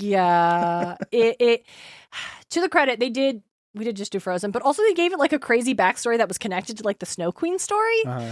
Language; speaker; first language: English; native; English